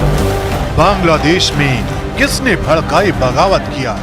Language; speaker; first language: Hindi; native; Hindi